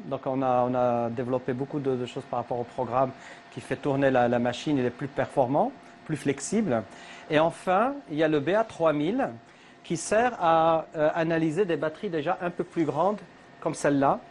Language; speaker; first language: French; non-native, local second language; Arabic